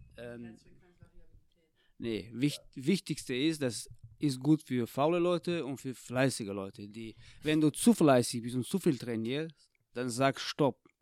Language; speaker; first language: German; non-native, fluent; Tajik